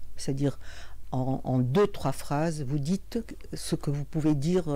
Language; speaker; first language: French; non-native, local second language; Arabic